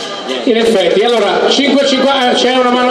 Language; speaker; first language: Italian; native; Italian